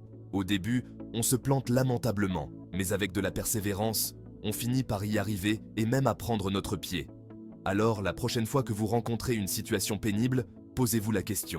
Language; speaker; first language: French; native; French